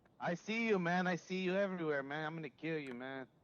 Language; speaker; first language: English; native; English